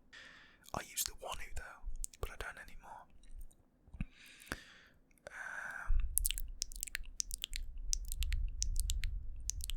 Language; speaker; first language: English; native; English